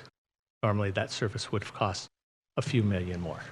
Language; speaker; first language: English; native; English